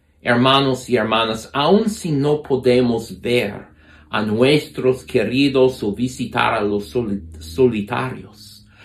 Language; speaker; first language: Spanish; non-native, fluent; English